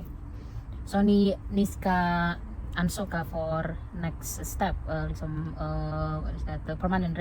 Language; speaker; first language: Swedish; non-native, learner; Indonesian